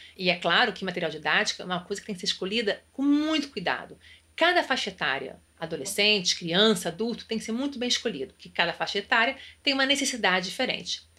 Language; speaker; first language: Portuguese; native; Portuguese